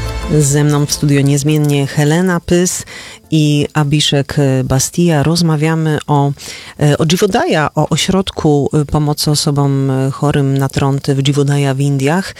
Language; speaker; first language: Polish; native; Polish